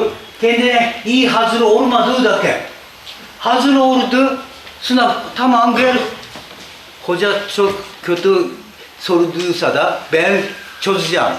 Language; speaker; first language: Turkish; non-native, learner; Japanese